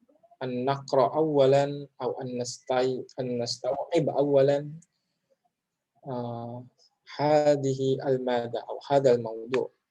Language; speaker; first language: Arabic; non-native, fluent; Indonesian